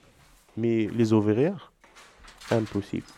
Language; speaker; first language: French; non-native, learner; Arabic